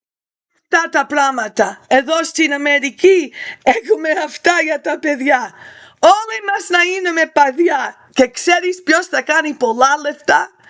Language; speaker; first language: Greek; early bilingual, heritage; English